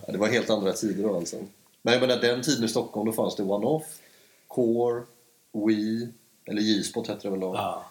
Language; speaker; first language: Swedish; native; Swedish